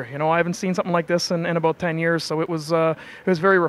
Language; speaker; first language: English; native; English